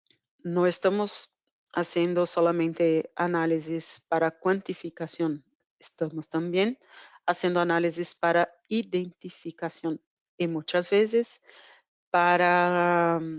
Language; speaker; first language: Spanish; non-native, fluent; Portuguese